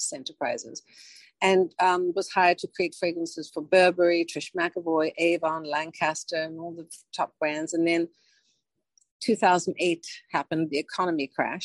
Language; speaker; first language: English; native; English